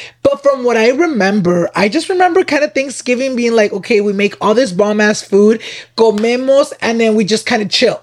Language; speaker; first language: English; early bilingual, other home language; Spanish